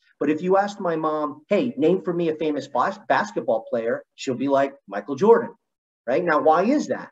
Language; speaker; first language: English; native; English